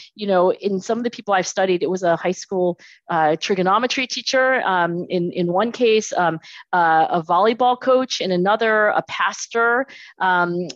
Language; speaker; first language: English; native; English